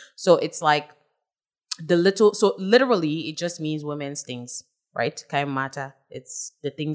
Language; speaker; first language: English; non-native, local second language; Hausa